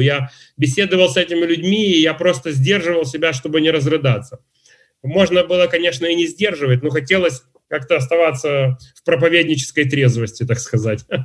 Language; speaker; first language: Russian; native; Russian